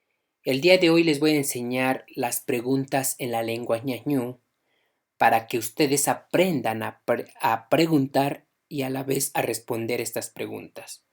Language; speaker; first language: Spanish; non-native, local second language; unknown